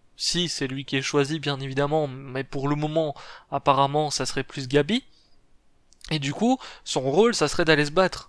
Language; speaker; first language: French; native; French